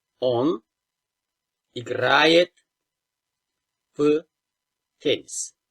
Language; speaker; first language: Russian; non-native, fluent; Turkish